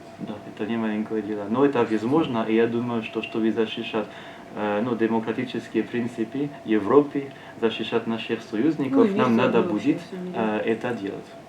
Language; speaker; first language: Russian; non-native, learner; French